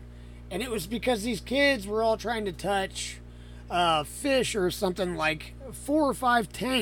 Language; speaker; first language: English; native; English